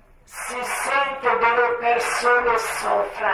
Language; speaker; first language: Italian; non-native, learner; Croatian